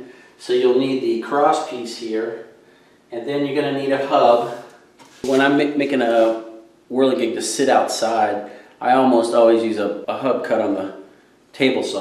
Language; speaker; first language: English; native; English